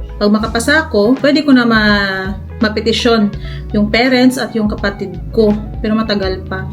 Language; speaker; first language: Filipino; native; Filipino